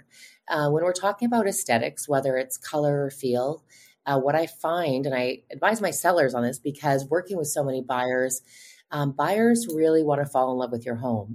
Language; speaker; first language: English; native; English